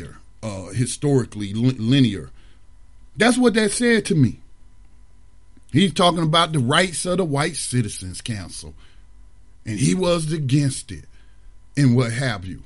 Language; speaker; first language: English; native; English